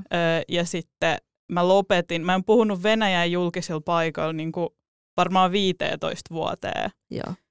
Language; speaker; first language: Finnish; early bilingual, other home language; Russian